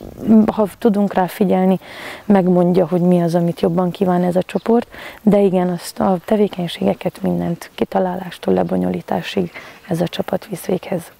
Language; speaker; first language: Hungarian; native; Hungarian